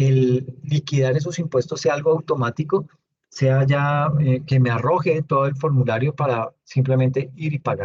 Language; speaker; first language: Spanish; native; Spanish